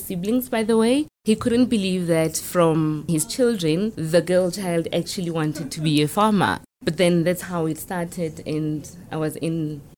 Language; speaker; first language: English; non-native, local second language; Tswana